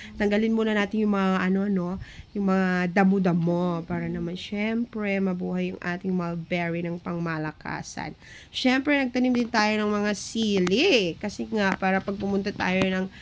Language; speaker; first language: Filipino; non-native, local second language; Masbatenyo